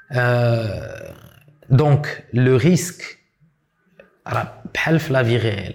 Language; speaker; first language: French; non-native, local second language; Arabic